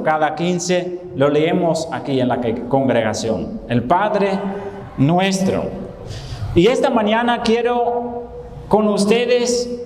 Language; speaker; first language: Spanish; non-native, fluent; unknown